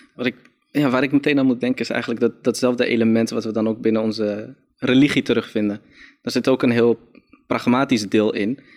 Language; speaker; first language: Dutch; early bilingual, other home language; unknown